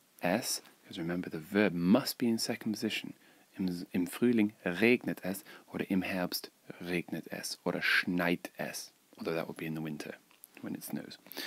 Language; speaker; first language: English; native; English